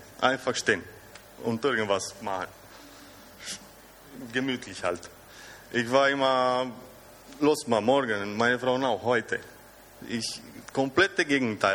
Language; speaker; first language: German; non-native, fluent; Romanian